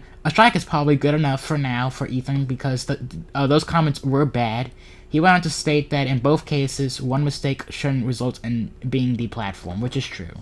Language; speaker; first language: English; native; English